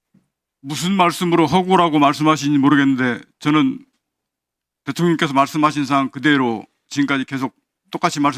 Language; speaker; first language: Korean; native; Korean